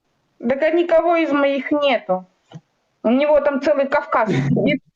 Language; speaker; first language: Russian; native; Russian